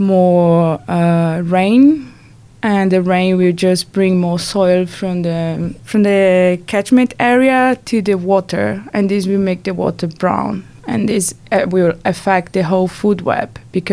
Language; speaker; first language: English; non-native, fluent; Portuguese